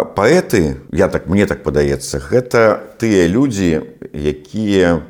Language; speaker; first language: Belarusian; non-native, local second language; Russian